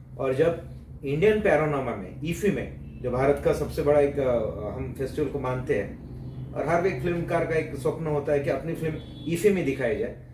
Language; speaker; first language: Hindi; non-native, local second language; Marathi